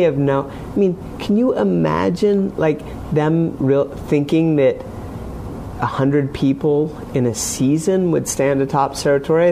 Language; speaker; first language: English; native; English